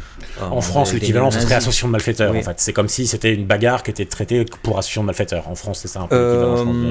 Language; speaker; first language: French; native; French